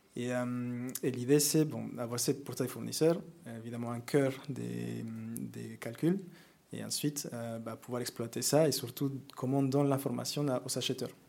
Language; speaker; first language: French; non-native, fluent; Spanish